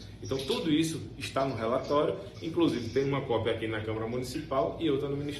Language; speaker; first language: Portuguese; native; Portuguese